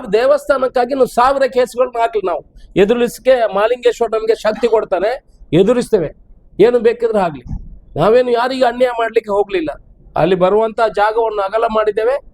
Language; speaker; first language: Kannada; non-native, local second language; Tulu